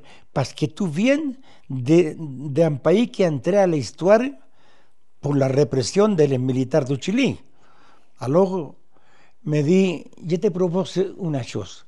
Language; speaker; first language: French; non-native, fluent; Spanish